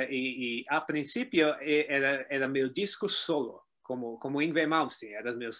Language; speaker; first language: Spanish; non-native, learner; Portuguese